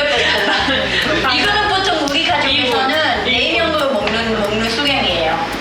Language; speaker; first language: Korean; non-native, fluent; Italian